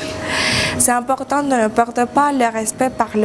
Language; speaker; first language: French; non-native, learner; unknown